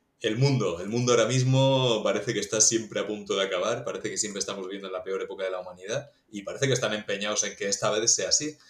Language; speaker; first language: Spanish; native; Spanish